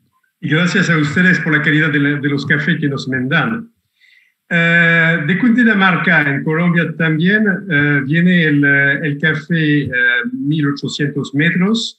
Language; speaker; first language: Spanish; non-native, fluent; French